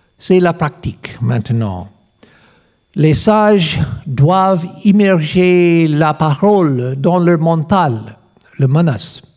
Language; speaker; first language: French; non-native, learner; English